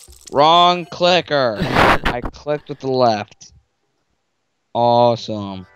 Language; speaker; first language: English; native; English